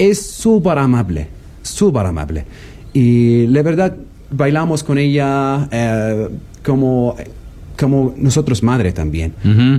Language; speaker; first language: Spanish; non-native, learner; Arabic